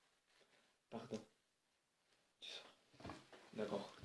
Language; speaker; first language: French; non-native, learner; Spanish